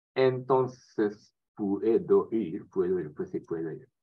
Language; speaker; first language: Spanish; non-native, learner; Japanese